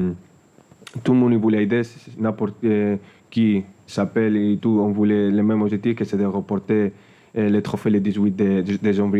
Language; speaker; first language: French; non-native, fluent; Spanish